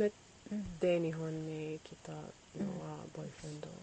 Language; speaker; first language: Japanese; non-native, learner; English